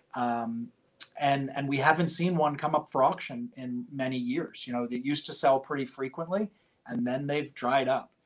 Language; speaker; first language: English; native; English